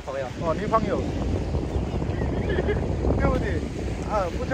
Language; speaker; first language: Chinese; non-native, learner; Bangla